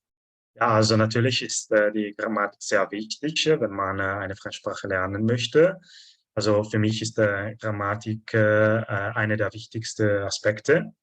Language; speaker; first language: German; non-native, fluent; Italian